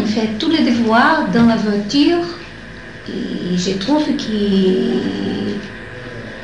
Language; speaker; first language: French; non-native, fluent; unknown